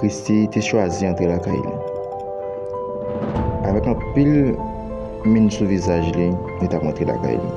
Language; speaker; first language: French; non-native, learner; Haitian Creole